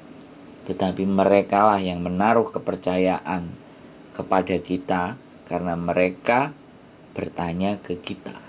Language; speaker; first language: Indonesian; non-native, local second language; Javanese